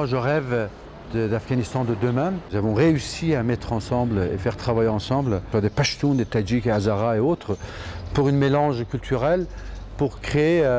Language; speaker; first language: French; non-native, fluent; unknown